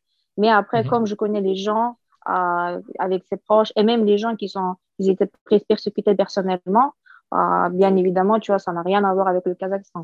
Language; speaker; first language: French; non-native, fluent; Uyghur